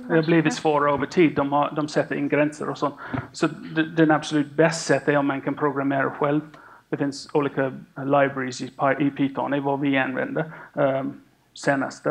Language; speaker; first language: Swedish; non-native, fluent; English